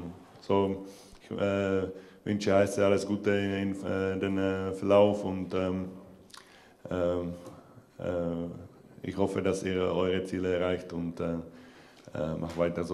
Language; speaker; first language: German; non-native, fluent; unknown